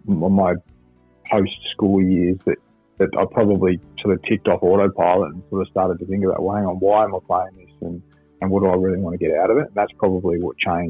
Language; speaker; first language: English; native; English